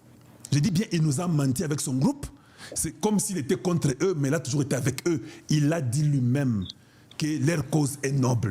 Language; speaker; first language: French; non-native, local second language; Lingala